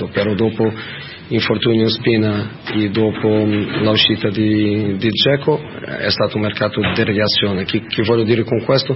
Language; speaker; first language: Italian; non-native, fluent; Portuguese